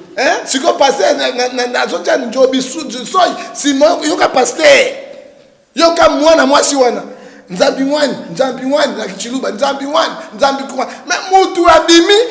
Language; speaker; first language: Lingala; native; Lingala